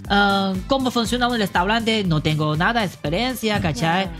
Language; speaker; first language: Spanish; non-native, learner; Chinese